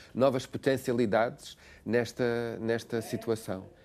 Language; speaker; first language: Portuguese; non-native, fluent; English